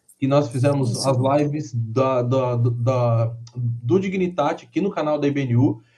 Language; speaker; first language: Portuguese; native; Portuguese